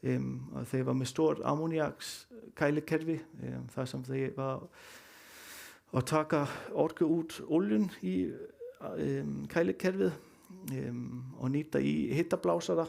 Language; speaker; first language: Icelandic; non-native, learner; Danish